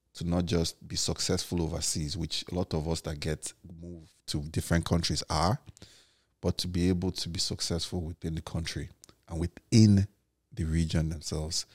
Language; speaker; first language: English; non-native, local second language; Igbo